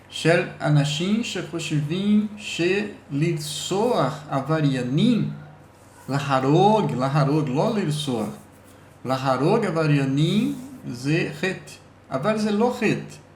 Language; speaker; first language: Hebrew; non-native, learner; Portuguese